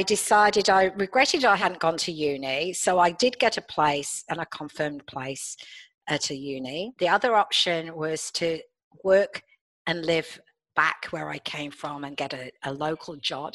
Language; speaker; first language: English; native; English